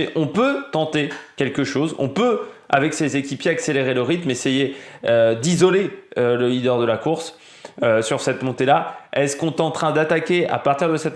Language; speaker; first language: French; native; French